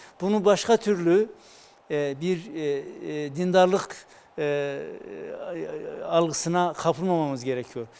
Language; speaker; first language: Turkish; native; Turkish